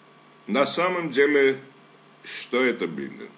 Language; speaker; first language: Russian; non-native, fluent; Armenian